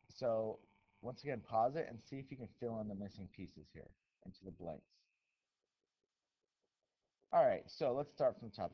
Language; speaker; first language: English; native; English